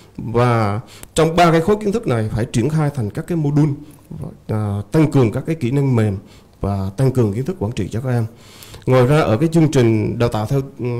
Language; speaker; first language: Vietnamese; native; Vietnamese